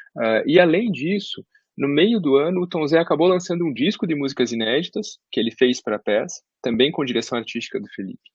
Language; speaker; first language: Portuguese; native; Portuguese